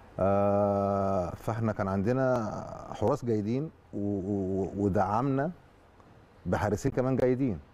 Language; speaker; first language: Egyptian Arabic; native; Egyptian Arabic